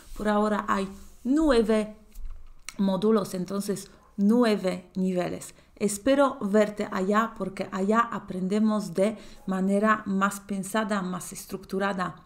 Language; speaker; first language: Spanish; non-native, fluent; Polish